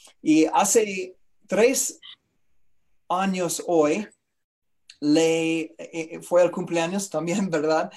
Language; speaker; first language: Spanish; non-native, learner; English